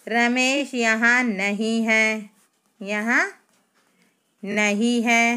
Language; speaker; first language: Hindi; non-native, local second language; Telugu